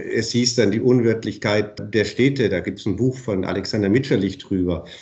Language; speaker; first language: German; native; German